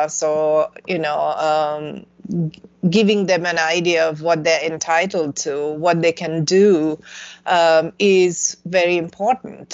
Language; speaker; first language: English; non-native, local second language; Sinhala